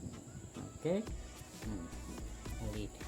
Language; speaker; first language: English; non-native, local second language; Tamil